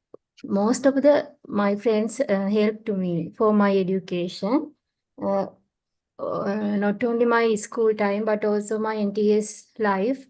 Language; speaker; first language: English; non-native, learner; Sinhala